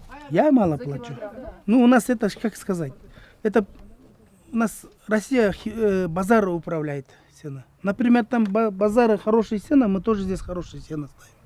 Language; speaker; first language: Russian; non-native, local second language; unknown